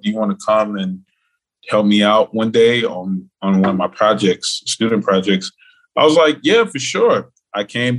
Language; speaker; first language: English; native; English